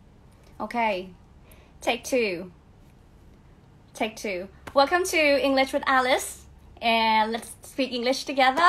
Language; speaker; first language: English; non-native, fluent; Thai